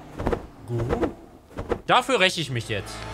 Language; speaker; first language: German; native; German